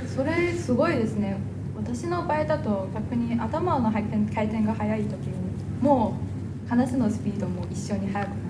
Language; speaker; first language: Japanese; non-native, fluent; Chinese